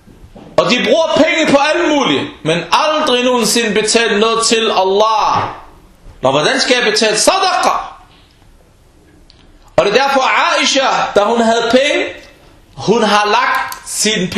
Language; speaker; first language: Danish; early bilingual, other home language; Arabic